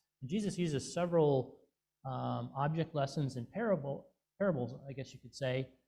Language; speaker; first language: English; native; English